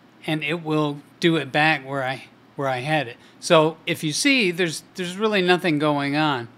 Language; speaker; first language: English; native; English